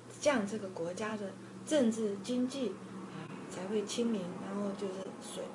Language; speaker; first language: Chinese; native; Chinese